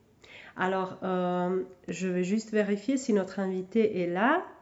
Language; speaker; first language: French; non-native, learner; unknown